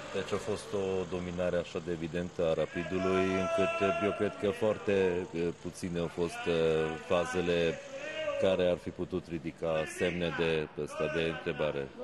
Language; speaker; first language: Romanian; non-native, local second language; Hungarian